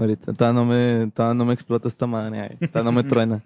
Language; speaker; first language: Spanish; native; Spanish